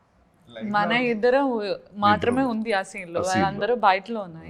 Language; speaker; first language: Telugu; non-native, learner; Malayalam